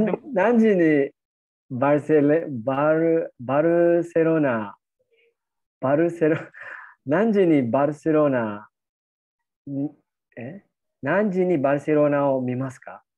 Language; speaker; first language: Japanese; non-native, learner; Filipino